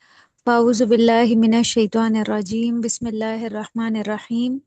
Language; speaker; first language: Arabic; non-native, fluent; Urdu